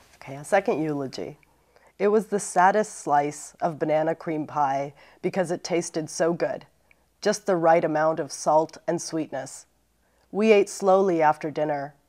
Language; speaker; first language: English; native; English